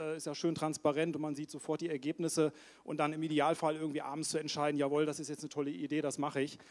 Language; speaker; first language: German; native; German